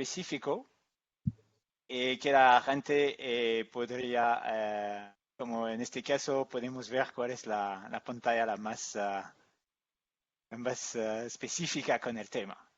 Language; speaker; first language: Spanish; non-native, fluent; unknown